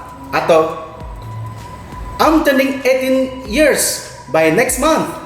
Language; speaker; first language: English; non-native, fluent; Indonesian